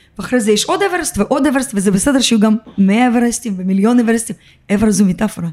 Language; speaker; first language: Hebrew; early bilingual, other home language; Russian